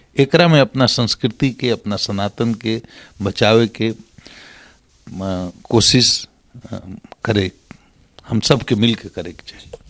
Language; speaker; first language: Maithili; non-native, local second language; Bhojpuri